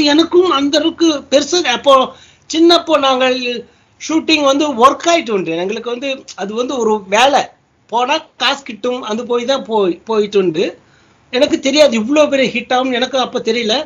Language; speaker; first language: Tamil; early bilingual, heritage; Tamil